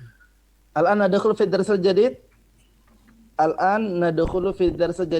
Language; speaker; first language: Arabic; non-native, fluent; Indonesian